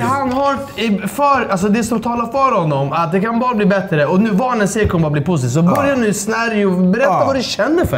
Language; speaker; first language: Swedish; native; Swedish